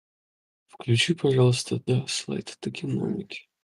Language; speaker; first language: Russian; native; Russian